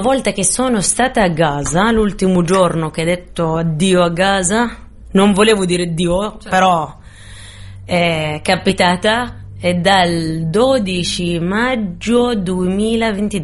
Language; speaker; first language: Italian; non-native, fluent; Arabic